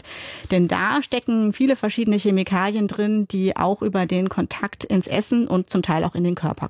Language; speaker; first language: German; native; German